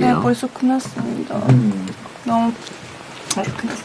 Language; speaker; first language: Korean; non-native, fluent; Russian